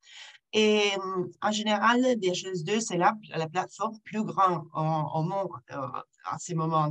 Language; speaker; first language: French; non-native, fluent; Italian